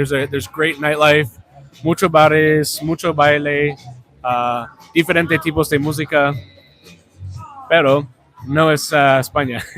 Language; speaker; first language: Spanish; non-native, learner; English